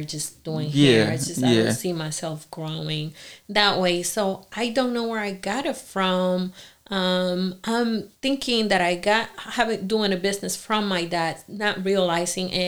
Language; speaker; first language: English; non-native, fluent; Spanish